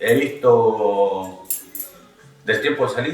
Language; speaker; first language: Spanish; native; Spanish